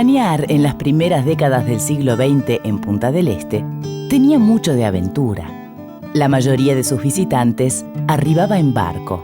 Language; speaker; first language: Spanish; native; Spanish